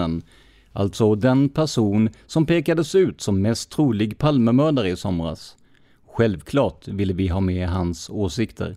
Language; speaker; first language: Swedish; native; Swedish